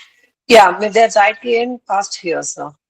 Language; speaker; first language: German; non-native, learner; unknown